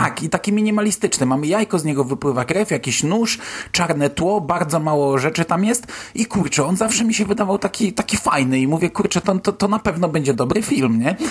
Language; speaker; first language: Polish; native; Polish